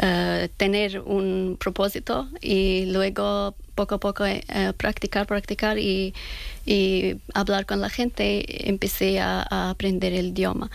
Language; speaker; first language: Spanish; non-native, learner; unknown